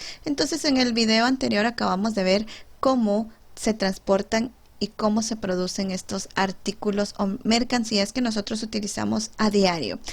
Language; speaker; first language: Spanish; native; Spanish